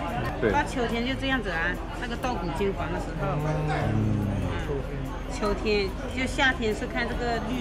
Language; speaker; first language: Chinese; native; Chinese